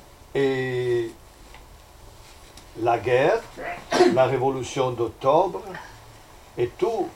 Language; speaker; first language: French; non-native, fluent; Italian